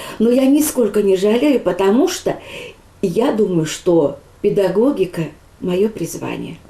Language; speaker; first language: Russian; non-native, local second language; Chuvash